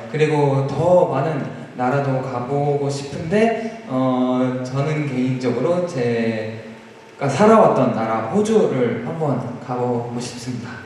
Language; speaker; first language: Korean; early bilingual, heritage; Korean